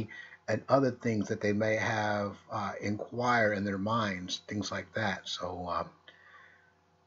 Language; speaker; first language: English; native; English